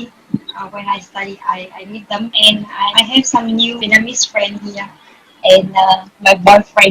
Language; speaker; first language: English; non-native, learner; Vietnamese